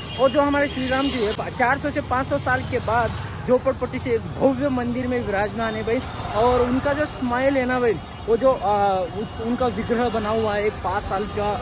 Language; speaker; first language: Hindi; non-native, local second language; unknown